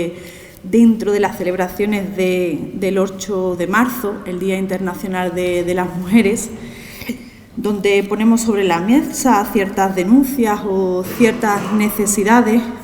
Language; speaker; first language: Spanish; native; Spanish